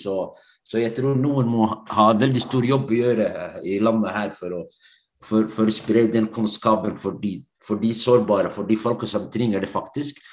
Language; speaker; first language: Norwegian; non-native, fluent; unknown